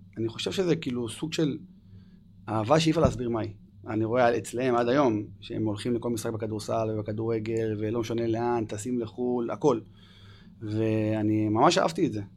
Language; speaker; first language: Hebrew; early bilingual, other home language; English